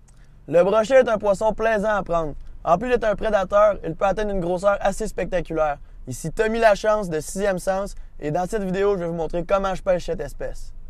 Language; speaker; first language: French; native; French